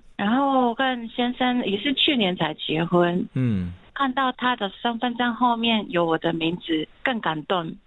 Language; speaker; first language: Chinese; non-native, fluent; Japanese